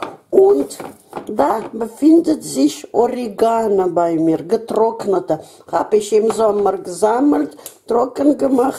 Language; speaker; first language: German; non-native, fluent; Russian